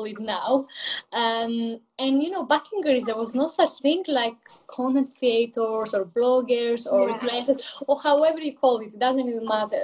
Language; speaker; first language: English; non-native, fluent; Greek